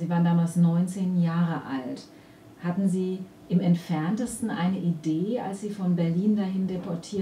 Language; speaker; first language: German; native; German